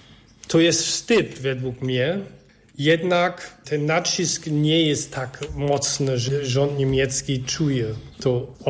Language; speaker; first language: Polish; non-native, fluent; German